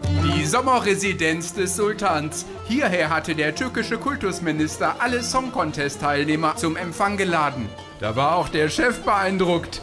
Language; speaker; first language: German; native; German